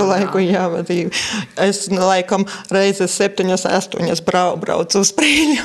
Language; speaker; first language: Latvian; non-native, local second language; Russian